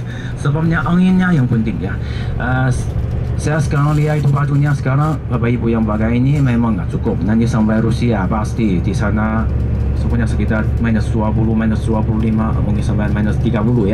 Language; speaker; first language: Indonesian; non-native, fluent; Chinese